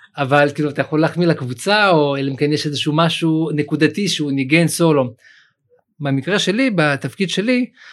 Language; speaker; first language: Hebrew; early bilingual, other home language; Russian